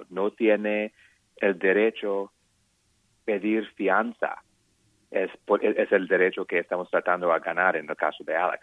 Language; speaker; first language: Spanish; non-native, fluent; English